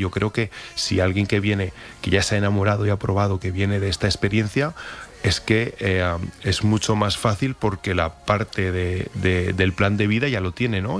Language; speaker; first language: Spanish; native; Spanish